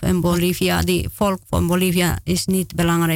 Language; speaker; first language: Dutch; non-native, learner; Spanish